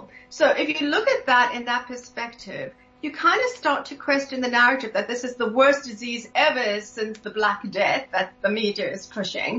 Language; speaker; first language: English; native; English